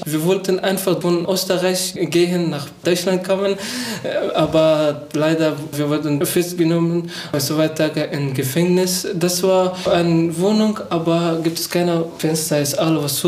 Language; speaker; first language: German; non-native, learner; Persian